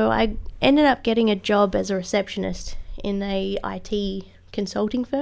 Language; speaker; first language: English; native; English